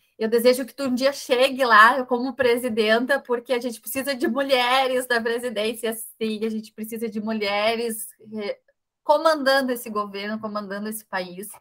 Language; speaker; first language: Portuguese; native; Portuguese